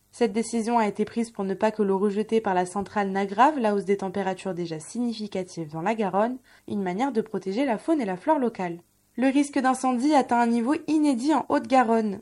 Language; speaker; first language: French; native; French